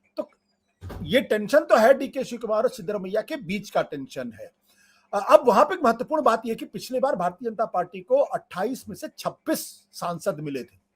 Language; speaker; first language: Hindi; native; Hindi